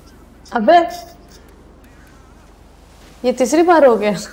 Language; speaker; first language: Hindi; native; Hindi